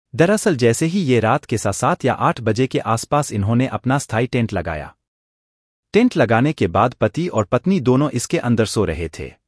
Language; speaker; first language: Hindi; native; Hindi